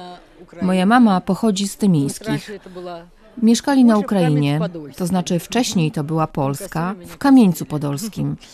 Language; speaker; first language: Polish; early bilingual, heritage; Russian